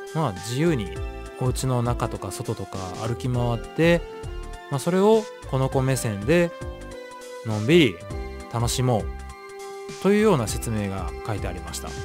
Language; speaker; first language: Japanese; native; Japanese